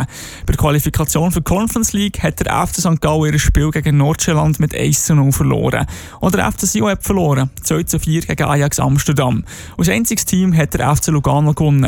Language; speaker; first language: German; native; German